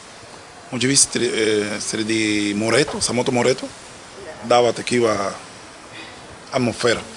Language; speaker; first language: Bulgarian; non-native, learner; Spanish